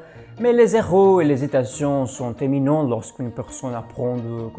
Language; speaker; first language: French; non-native, learner; Portuguese